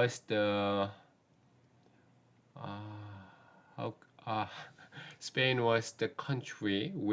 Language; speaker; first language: English; non-native, learner; Korean